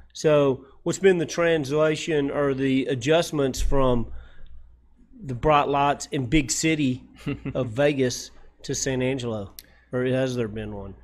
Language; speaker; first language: English; native; English